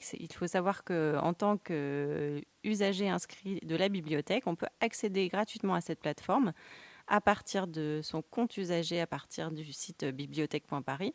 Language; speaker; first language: French; native; French